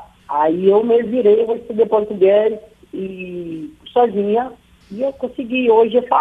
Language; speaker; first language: Portuguese; non-native, fluent; Haitian Creole